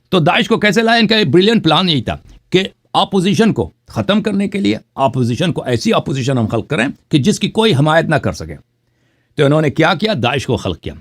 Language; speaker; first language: Urdu; non-native, fluent; Persian